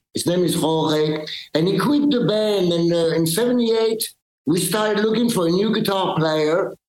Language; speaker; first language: English; early bilingual, other home language; French